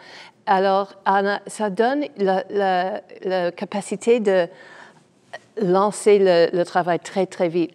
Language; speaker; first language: French; non-native, fluent; English